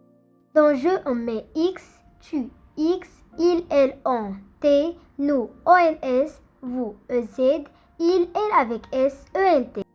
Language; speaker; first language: French; non-native, fluent; Arabic